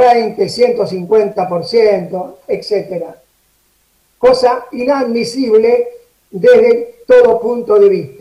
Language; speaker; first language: Spanish; native; Spanish